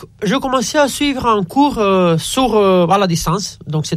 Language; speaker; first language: French; non-native, fluent; Romanian